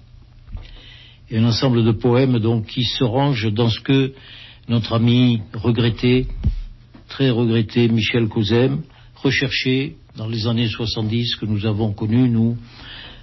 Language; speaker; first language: French; native; French